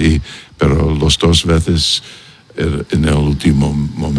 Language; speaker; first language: Spanish; non-native, learner; English